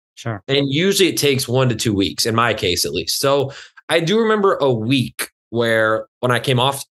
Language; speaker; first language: English; native; English